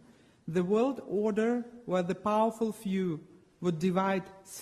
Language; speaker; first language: English; non-native, fluent; Lithuanian